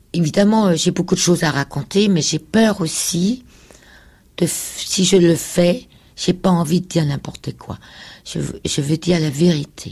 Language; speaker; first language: French; non-native, fluent; Danish